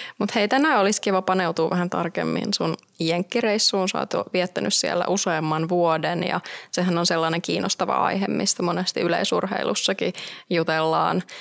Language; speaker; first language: Finnish; native; Finnish